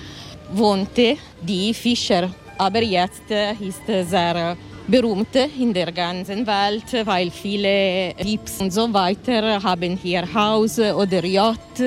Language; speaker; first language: German; non-native, learner; Italian